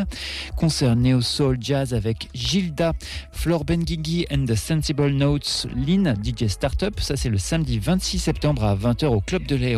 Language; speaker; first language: French; native; French